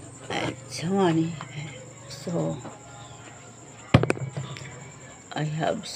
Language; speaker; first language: English; non-native, learner; Filipino